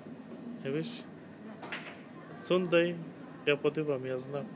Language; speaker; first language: Czech; non-native, learner; Turkish